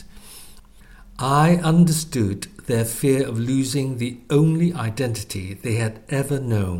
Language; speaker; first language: English; non-native, local second language; Cantonese